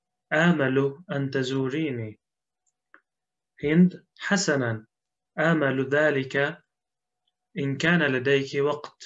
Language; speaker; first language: Arabic; non-native, fluent; Turkish